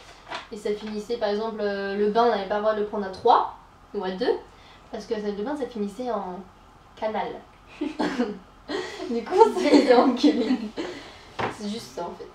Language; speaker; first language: French; native; French